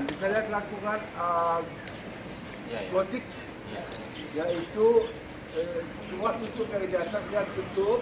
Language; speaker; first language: Indonesian; non-native, learner; Hebrew